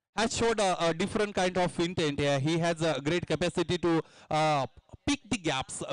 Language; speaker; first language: English; non-native, local second language; Marathi